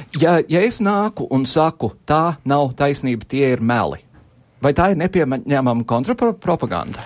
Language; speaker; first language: Latvian; early bilingual, heritage; Latvian